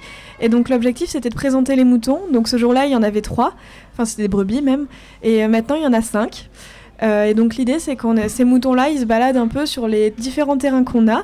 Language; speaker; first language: French; native; French